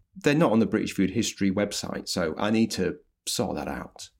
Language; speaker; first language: English; native; English